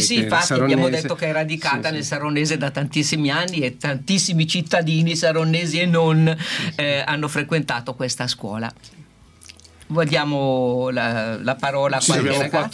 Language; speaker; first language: Italian; native; Italian